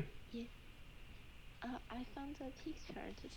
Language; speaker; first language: English; non-native, learner; Chinese